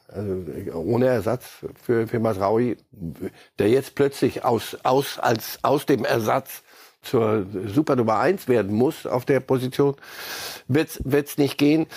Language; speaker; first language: German; native; German